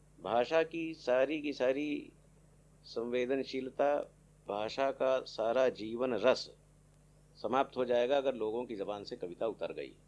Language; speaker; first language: Hindi; native; Hindi